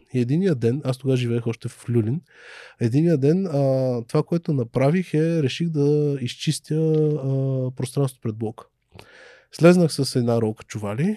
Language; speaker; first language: Bulgarian; native; Bulgarian